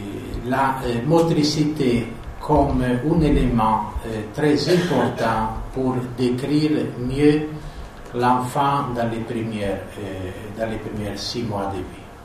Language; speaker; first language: French; non-native, fluent; Italian